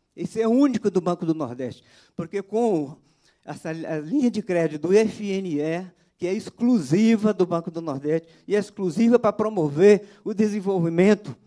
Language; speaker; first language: Portuguese; native; Portuguese